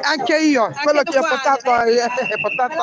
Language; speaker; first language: Italian; non-native, learner; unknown